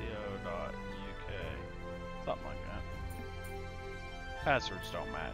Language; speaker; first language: English; native; English